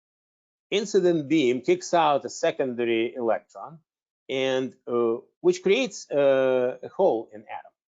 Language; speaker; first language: English; non-native, fluent; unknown